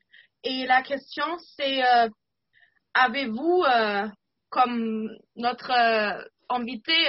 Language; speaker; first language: French; non-native, fluent; German